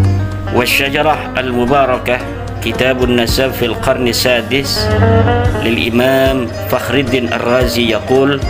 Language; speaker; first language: Arabic; non-native, fluent; Indonesian